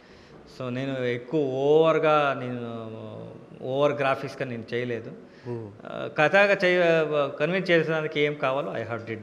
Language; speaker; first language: Telugu; non-native, local second language; Kannada